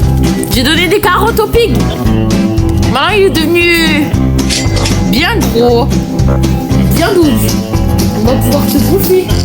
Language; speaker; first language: French; native; French